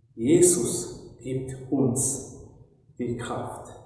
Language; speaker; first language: German; non-native, fluent; Turkish